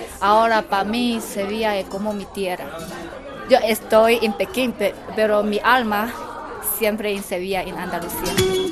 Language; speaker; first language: Spanish; non-native, learner; Chinese